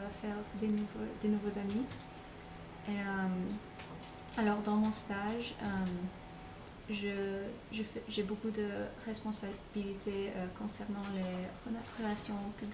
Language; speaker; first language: French; non-native, fluent; English